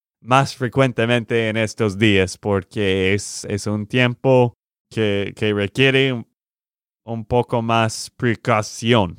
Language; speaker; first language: Spanish; non-native, learner; English